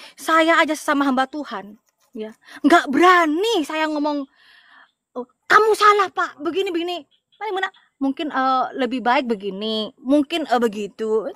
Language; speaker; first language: Indonesian; non-native, local second language; Madurese